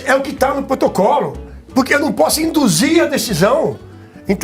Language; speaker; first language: Portuguese; native; Portuguese